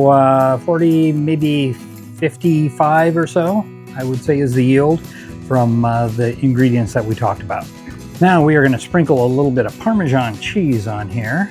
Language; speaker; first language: English; native; English